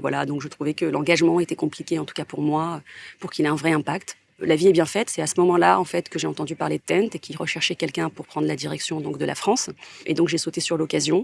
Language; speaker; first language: French; native; French